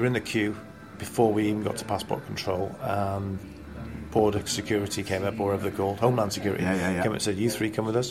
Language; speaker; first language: English; native; English